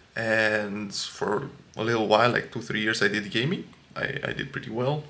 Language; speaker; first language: English; non-native, fluent; Romanian